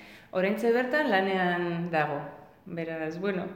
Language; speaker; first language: Basque; non-native, learner; Spanish